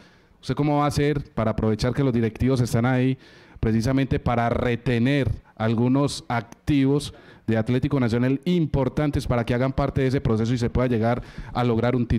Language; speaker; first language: Spanish; native; Spanish